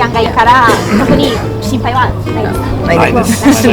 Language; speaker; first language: Japanese; non-native, fluent; Italian